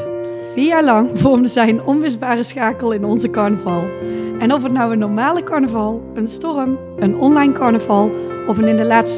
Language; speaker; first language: Dutch; native; Dutch